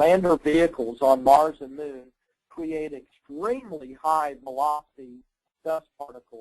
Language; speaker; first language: English; native; English